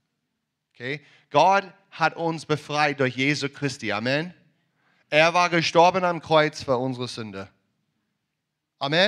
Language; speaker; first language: German; non-native, fluent; English